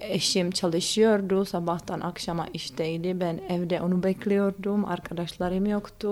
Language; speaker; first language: Turkish; non-native, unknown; Czech